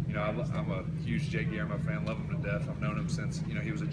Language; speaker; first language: English; native; English